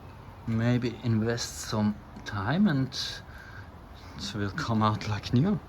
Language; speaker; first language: English; non-native, fluent; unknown